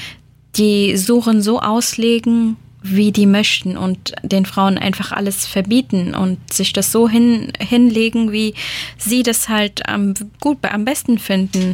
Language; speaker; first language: German; early bilingual, other home language; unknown